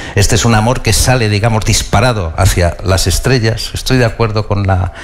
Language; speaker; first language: Spanish; native; Spanish